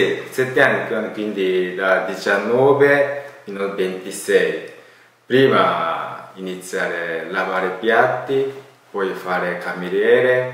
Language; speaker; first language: Italian; non-native, learner; Japanese